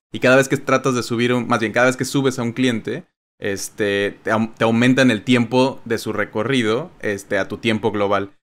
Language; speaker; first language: Spanish; native; Spanish